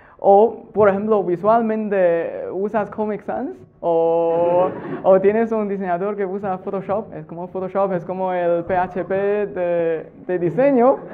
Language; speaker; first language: Spanish; non-native, fluent; Chinese